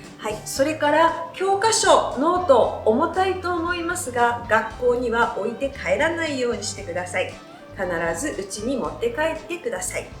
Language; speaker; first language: Japanese; native; Japanese